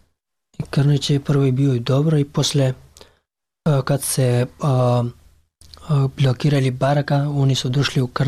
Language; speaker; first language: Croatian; non-native, learner; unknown